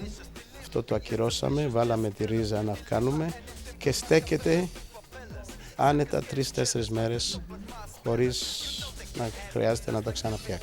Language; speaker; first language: Greek; early bilingual, heritage; Greek